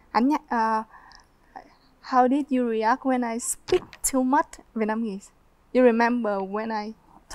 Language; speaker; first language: English; non-native, learner; Vietnamese